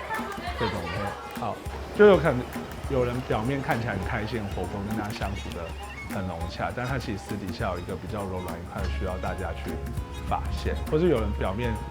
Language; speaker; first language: Chinese; native; Chinese